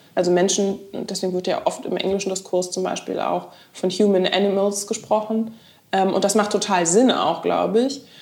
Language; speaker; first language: German; native; German